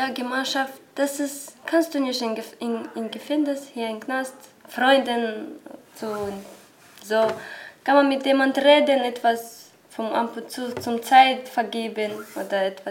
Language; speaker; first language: German; non-native, learner; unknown